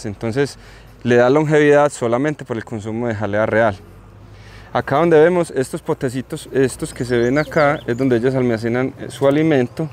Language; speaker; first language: Spanish; native; Spanish